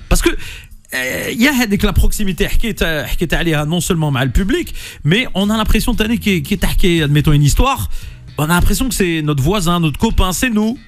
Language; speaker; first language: French; native; French